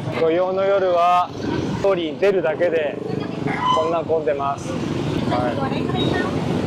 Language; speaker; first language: Japanese; native; Japanese